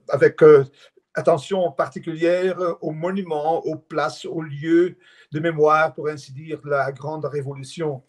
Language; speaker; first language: French; non-native, fluent; Dutch